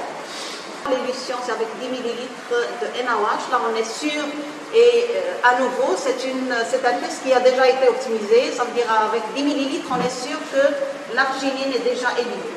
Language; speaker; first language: French; non-native, local second language; Arabic